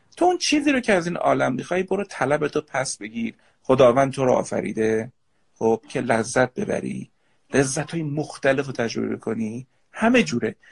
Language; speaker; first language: Persian; native; Persian